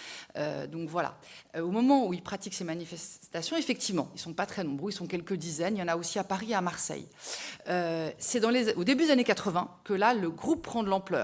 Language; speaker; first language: French; native; French